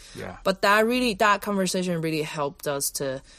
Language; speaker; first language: English; non-native, fluent; Chinese